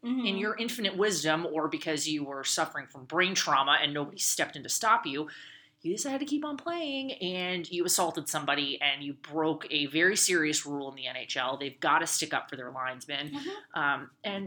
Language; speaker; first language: English; native; English